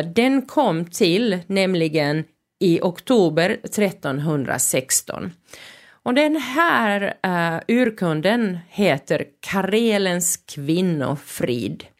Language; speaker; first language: Swedish; non-native, local second language; Finnish